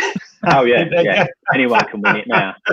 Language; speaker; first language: English; native; English